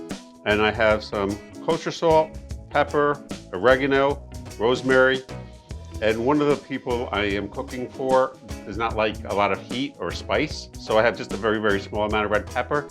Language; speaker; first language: English; native; English